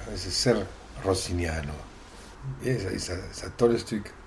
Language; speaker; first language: German; non-native, fluent; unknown